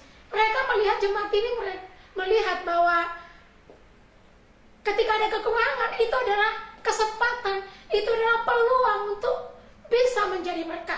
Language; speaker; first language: Indonesian; native; Indonesian